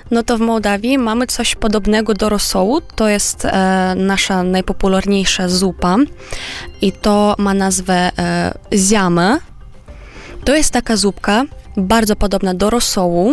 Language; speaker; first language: Polish; non-native, fluent; Romanian